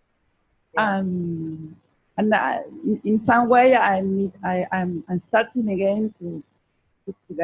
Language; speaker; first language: English; non-native, fluent; Spanish